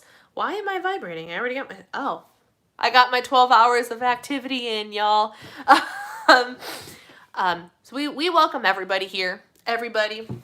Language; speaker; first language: English; native; English